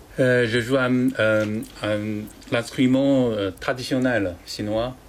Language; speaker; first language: French; non-native, learner; Chinese